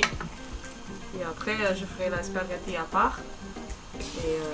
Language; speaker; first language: French; non-native, fluent; Portuguese